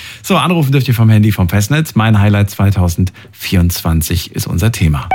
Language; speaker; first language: German; native; German